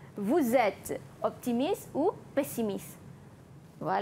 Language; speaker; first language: French; non-native, fluent; Malay